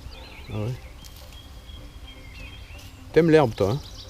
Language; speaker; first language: French; native; French